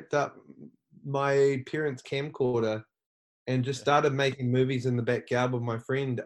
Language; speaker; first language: English; native; English